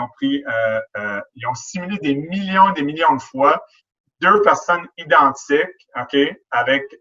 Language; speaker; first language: French; native; French